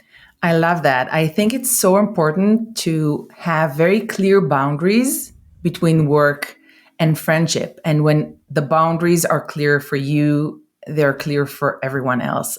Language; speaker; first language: English; non-native, fluent; Hebrew